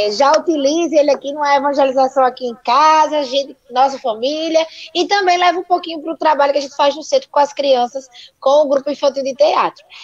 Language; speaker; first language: Portuguese; native; Portuguese